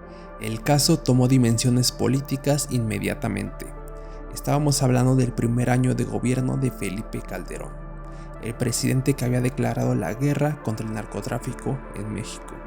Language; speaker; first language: Spanish; native; Spanish